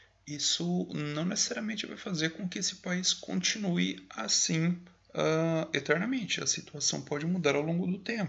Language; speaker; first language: Portuguese; native; Portuguese